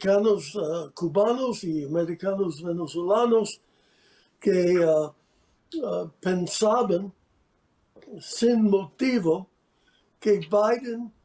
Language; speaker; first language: Spanish; non-native, fluent; English